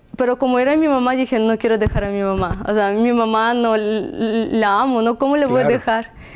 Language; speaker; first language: Spanish; non-native, fluent; Russian